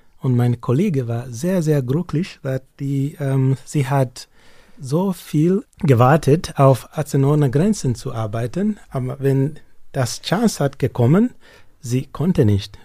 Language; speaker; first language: German; non-native, learner; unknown